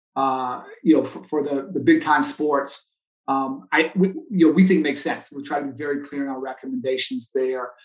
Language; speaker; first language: English; native; English